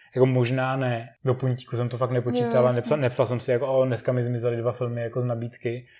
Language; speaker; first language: Czech; native; Czech